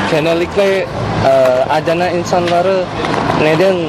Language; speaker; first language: Turkish; non-native, learner; Indonesian